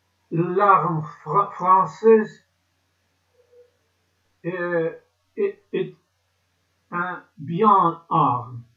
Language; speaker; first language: French; non-native, learner; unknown